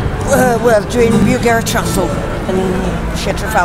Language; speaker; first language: Welsh; non-native, learner; English